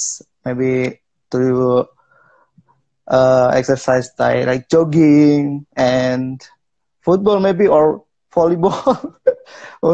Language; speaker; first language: English; non-native, learner; Indonesian